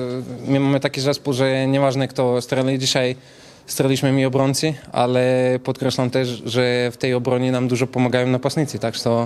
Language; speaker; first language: Polish; non-native, fluent; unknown